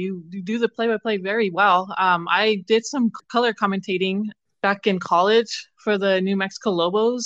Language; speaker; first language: English; native; English